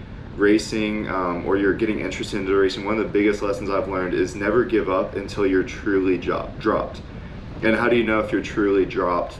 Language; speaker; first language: English; native; English